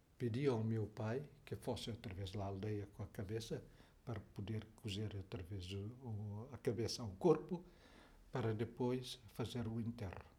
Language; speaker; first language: Portuguese; non-native, local second language; Tetum